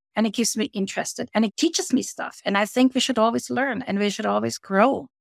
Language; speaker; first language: English; non-native, fluent; German